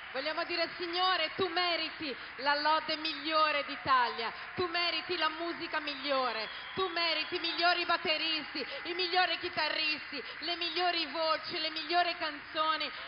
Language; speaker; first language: Italian; non-native, fluent; Portuguese